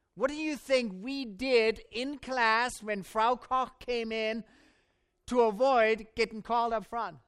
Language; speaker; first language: English; non-native, fluent; German